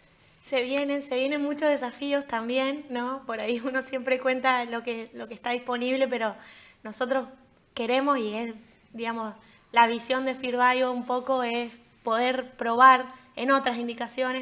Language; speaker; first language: Spanish; native; Spanish